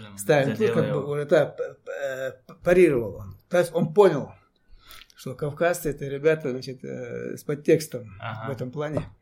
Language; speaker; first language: Russian; non-native, local second language; Chechen